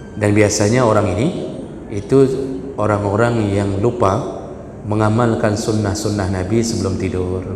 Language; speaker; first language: Malay; non-native, local second language; Achinese